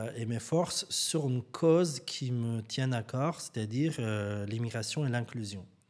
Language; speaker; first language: French; non-native, fluent; Persian